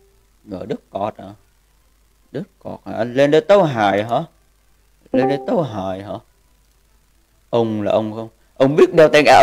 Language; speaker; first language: Vietnamese; native; Vietnamese